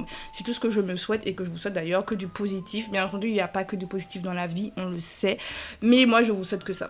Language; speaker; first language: French; native; French